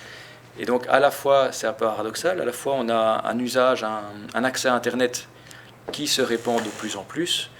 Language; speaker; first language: French; native; French